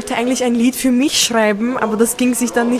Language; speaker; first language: German; early bilingual, other home language; Turkish